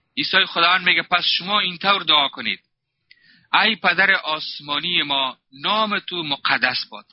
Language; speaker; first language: Persian; native; Persian